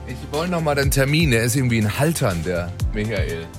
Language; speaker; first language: German; native; German